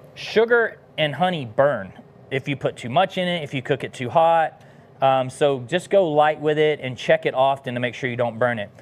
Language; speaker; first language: English; native; English